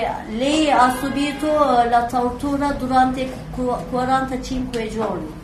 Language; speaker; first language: Italian; non-native, learner; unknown